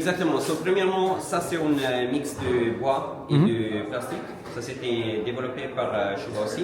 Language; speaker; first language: French; non-native, learner; Italian